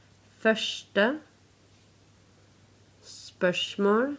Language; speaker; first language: Norwegian; non-native, learner; English